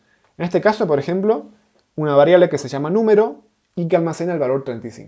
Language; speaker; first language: Spanish; native; Spanish